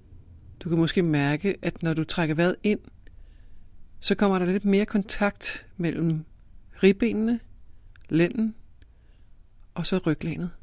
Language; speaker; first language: Danish; native; Danish